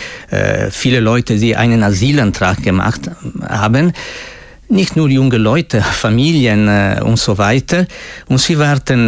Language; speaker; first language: German; non-native, fluent; Italian